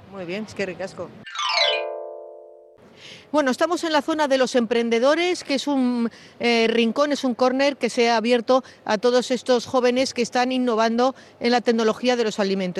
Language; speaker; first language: Spanish; native; Spanish